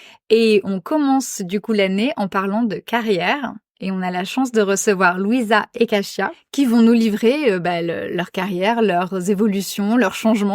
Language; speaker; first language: French; native; French